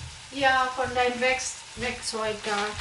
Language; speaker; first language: German; non-native, fluent; Indonesian